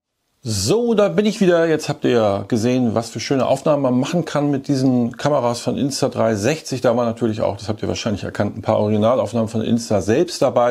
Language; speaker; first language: German; native; German